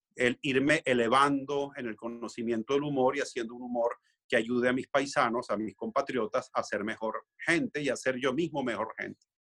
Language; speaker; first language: Spanish; native; Spanish